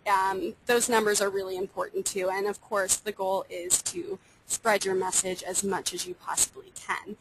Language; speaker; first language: English; native; English